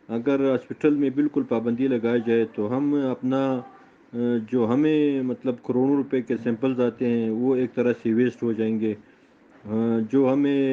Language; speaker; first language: Urdu; non-native, local second language; Pashto